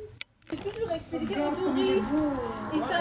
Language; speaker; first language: French; non-native, fluent; Persian